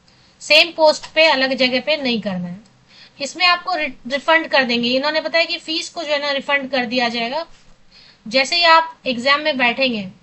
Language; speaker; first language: Hindi; native; Hindi